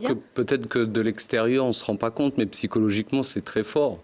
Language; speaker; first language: French; native; French